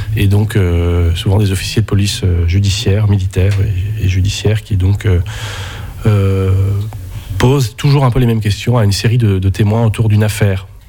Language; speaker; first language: French; native; French